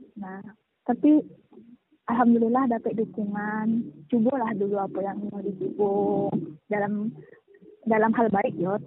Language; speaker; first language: Indonesian; native; Indonesian